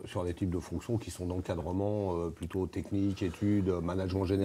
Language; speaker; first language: French; native; French